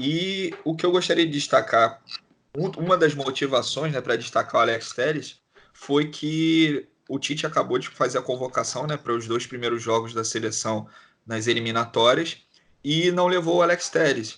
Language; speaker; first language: Portuguese; native; Portuguese